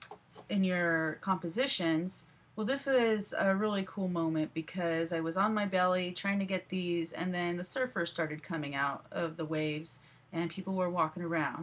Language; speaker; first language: English; native; English